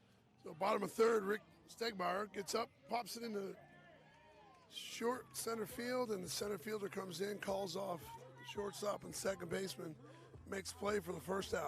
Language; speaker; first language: English; native; English